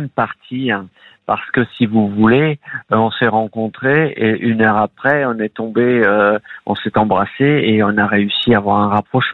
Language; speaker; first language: French; native; French